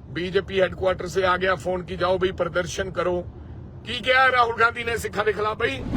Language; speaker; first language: Hindi; non-native, local second language; Punjabi